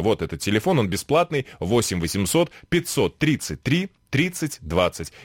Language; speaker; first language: Russian; native; Russian